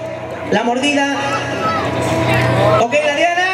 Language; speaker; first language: Spanish; native; Spanish